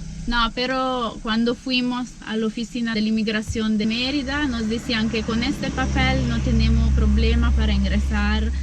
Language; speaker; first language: Spanish; non-native, learner; Italian